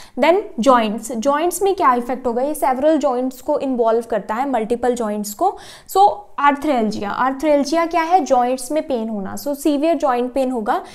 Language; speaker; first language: Hindi; native; Hindi